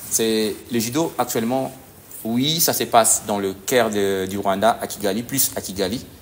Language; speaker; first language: French; non-native, local second language; Lingala